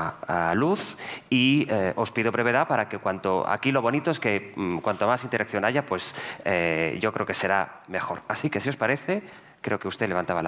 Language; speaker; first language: Spanish; native; Spanish